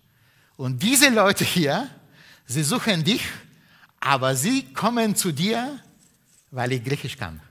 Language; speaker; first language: German; non-native, fluent; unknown